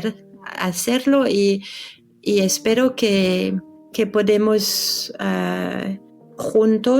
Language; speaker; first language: Spanish; non-native, fluent; French